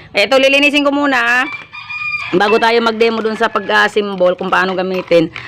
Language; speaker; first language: Filipino; non-native, local second language; Hiligaynon